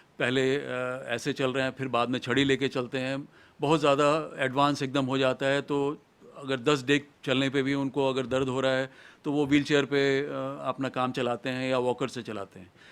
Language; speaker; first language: Hindi; native; Hindi